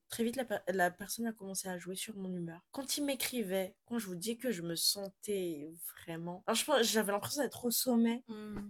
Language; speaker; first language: French; non-native, local second language; Malagasy